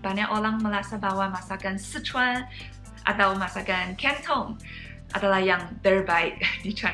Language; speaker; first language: Indonesian; non-native, fluent; Chinese